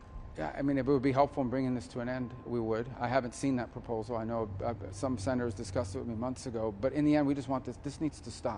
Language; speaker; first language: English; native; English